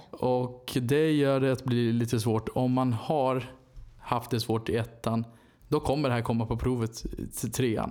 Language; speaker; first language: Swedish; non-native, fluent; Portuguese